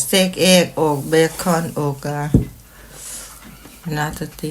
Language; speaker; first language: Swedish; non-native, learner; Thai